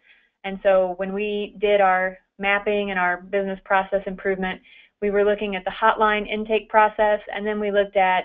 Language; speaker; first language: English; native; English